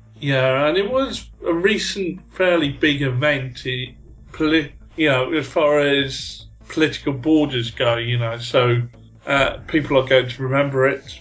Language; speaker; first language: English; native; English